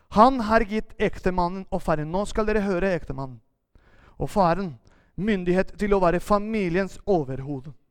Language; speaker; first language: Norwegian; non-native, fluent; Spanish